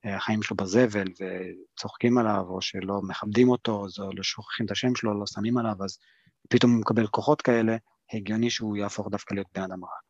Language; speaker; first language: Hebrew; early bilingual, other home language; English